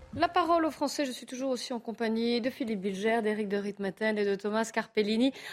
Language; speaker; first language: French; native; French